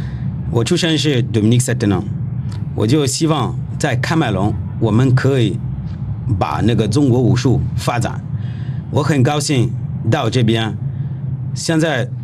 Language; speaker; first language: Chinese; non-native, learner; French